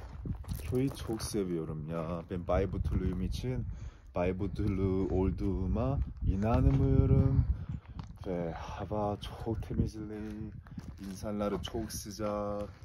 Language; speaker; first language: Turkish; non-native, learner; Korean